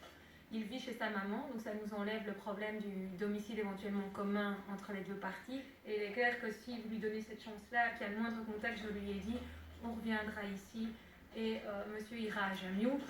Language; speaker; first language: French; native; French